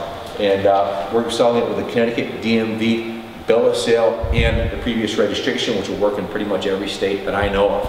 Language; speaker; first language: English; native; English